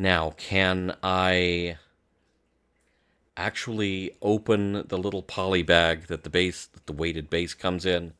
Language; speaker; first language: English; native; English